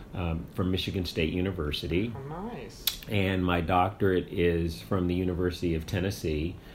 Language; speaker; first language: English; native; English